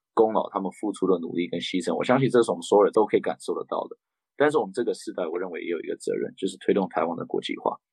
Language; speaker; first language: Chinese; early bilingual, heritage; Chinese